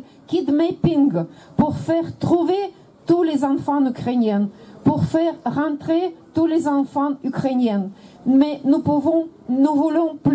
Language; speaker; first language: French; non-native, fluent; Russian